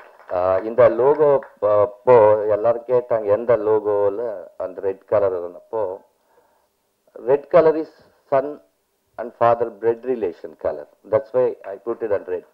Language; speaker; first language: Tamil; non-native, learner; Telugu